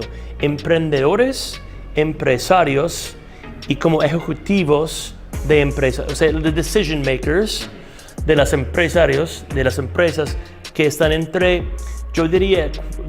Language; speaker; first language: Spanish; non-native, fluent; English